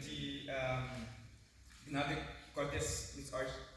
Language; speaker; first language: German; non-native, learner; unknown